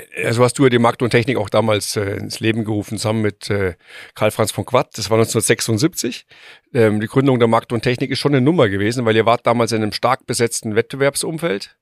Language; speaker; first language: German; native; German